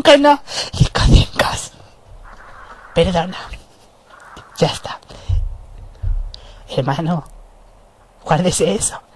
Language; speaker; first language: Spanish; native; Spanish